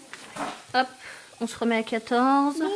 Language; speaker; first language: French; native; French